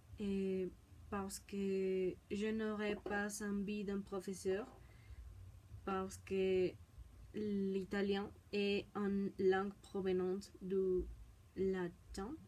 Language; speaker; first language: French; non-native, learner; Spanish